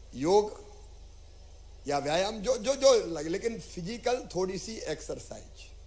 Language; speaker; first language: Hindi; native; Hindi